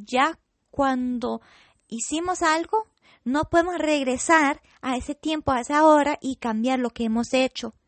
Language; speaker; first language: Spanish; non-native, fluent; English